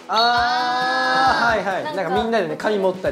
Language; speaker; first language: Japanese; native; Japanese